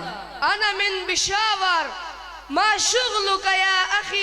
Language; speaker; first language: Arabic; non-native, learner; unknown